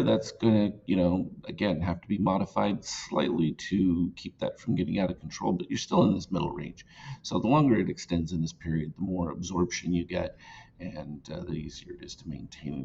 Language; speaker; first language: English; native; English